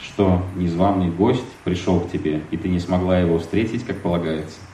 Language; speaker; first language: Russian; native; Russian